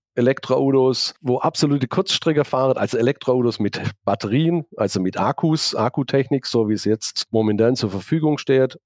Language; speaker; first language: German; native; German